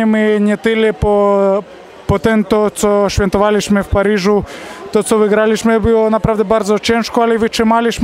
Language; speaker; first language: Polish; non-native, fluent; Spanish